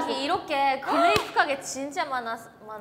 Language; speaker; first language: Korean; non-native, learner; Japanese